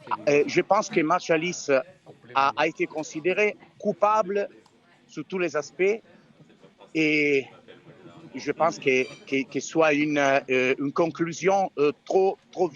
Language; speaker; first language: French; non-native, fluent; Italian